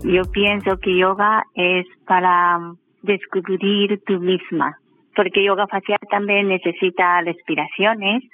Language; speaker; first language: Spanish; non-native, learner; Japanese